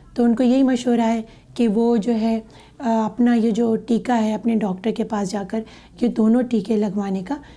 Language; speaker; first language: Urdu; native; Urdu